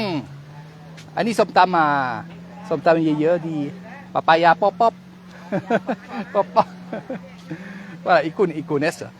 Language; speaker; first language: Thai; non-native, learner; French